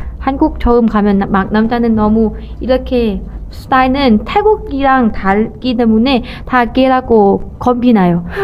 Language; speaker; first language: Korean; non-native, learner; Thai